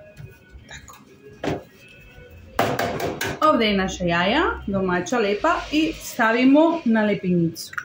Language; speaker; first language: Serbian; non-native, learner; Spanish